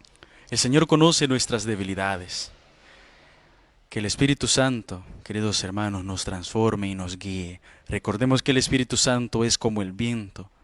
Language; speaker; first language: Spanish; native; Spanish